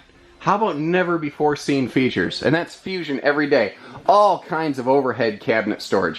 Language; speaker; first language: English; native; English